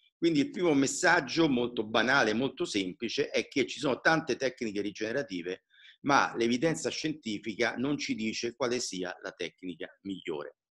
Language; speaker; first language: Italian; native; Italian